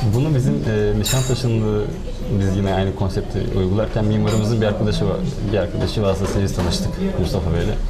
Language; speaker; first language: Turkish; native; Turkish